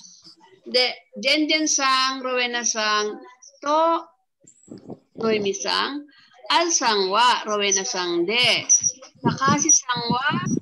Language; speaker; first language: Japanese; non-native, fluent; Filipino